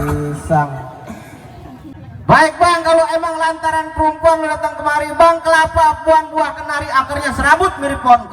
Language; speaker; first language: Indonesian; native; Indonesian